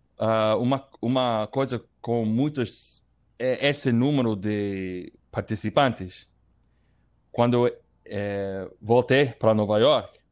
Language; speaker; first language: Portuguese; non-native, learner; English